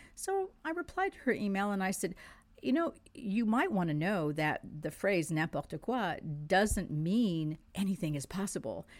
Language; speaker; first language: English; non-native, fluent; French